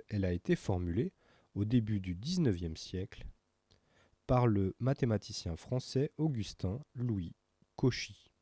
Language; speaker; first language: French; native; French